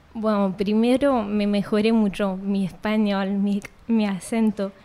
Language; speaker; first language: Spanish; non-native, fluent; French